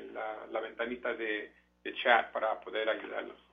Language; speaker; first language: Spanish; early bilingual, heritage; Spanish